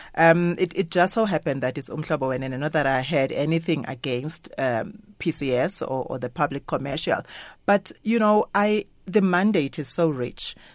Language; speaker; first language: English; non-native, local second language; Xhosa